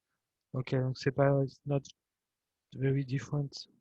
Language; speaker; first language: English; non-native, fluent; French